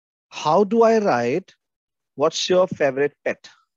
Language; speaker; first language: English; non-native, local second language; Hindi